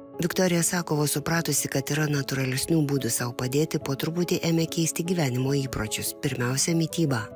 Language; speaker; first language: Lithuanian; native; Lithuanian